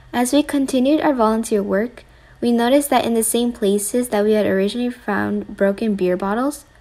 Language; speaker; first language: English; native; English